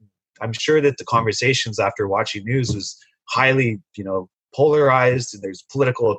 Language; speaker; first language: English; native; English